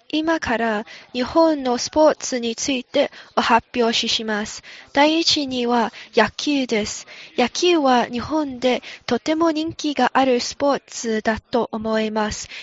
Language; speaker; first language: Japanese; non-native, learner; English